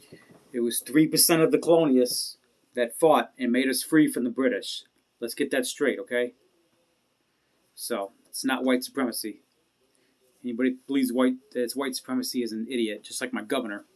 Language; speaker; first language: English; native; English